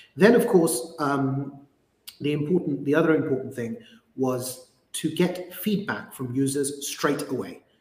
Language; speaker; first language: English; native; English